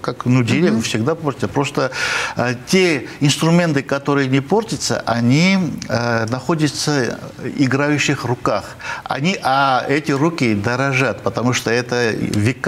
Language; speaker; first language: Russian; non-native, fluent; Armenian